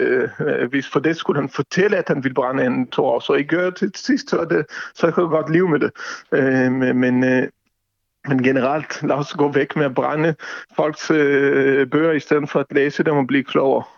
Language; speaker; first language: Danish; non-native, fluent; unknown